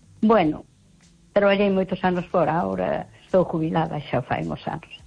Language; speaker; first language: Galician; native; Galician